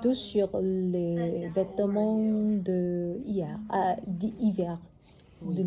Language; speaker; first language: French; non-native, learner; Vietnamese